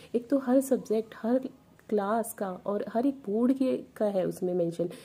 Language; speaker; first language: Hindi; native; Hindi